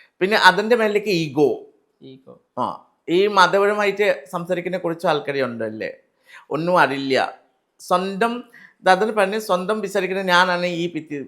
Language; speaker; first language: Malayalam; non-native, learner; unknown